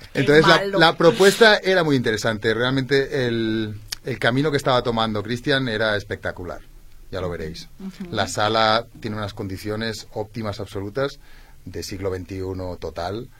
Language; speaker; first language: Spanish; native; Spanish